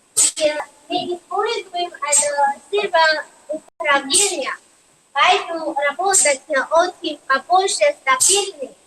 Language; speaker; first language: Russian; non-native, learner; Chinese